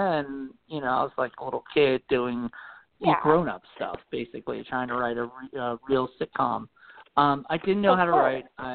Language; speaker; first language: English; native; English